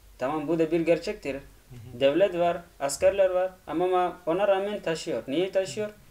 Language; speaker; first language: Turkish; non-native, fluent; Arabic